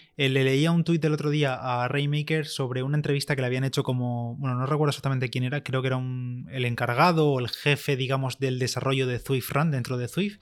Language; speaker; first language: Spanish; native; Spanish